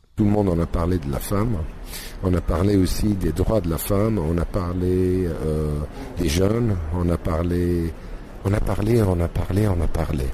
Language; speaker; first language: French; non-native, fluent; Arabic